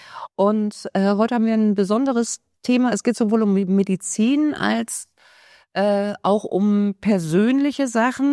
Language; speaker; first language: German; native; German